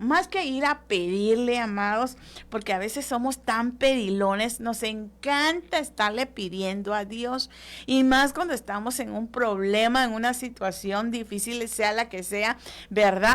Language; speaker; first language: Spanish; native; Spanish